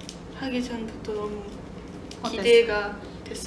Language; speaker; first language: Korean; non-native, fluent; Japanese